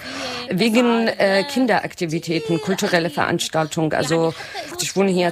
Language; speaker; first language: German; non-native, learner; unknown